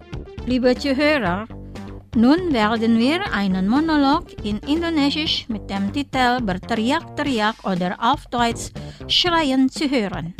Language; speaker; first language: German; non-native, fluent; Indonesian